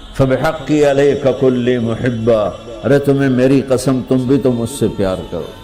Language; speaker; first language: Urdu; non-native, local second language; Punjabi